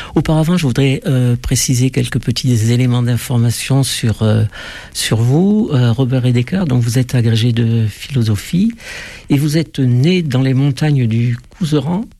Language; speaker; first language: French; native; French